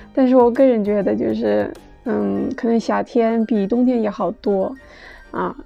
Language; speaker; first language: Chinese; non-native, fluent; Russian